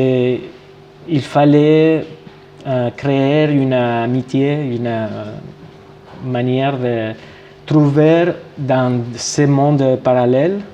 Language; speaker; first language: French; non-native, fluent; Spanish